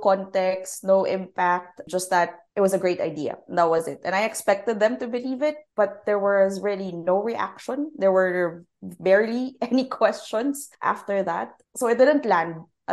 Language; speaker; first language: English; non-native, local second language; Filipino